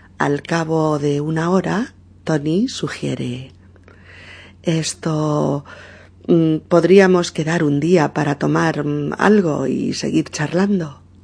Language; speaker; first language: Spanish; native; Spanish